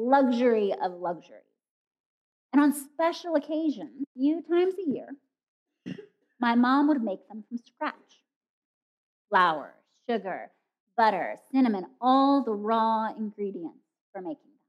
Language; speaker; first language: English; native; English